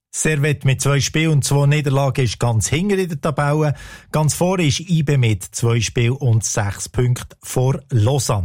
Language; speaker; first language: German; native; German